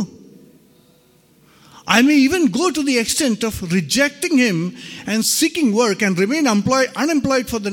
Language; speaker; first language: English; non-native, local second language; Hindi